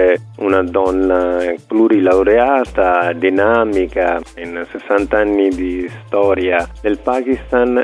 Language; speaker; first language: Italian; non-native, fluent; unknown